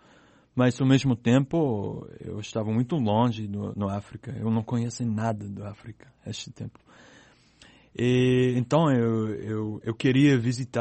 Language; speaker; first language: Portuguese; non-native, learner; English